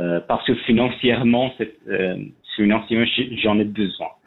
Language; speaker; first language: French; non-native, learner; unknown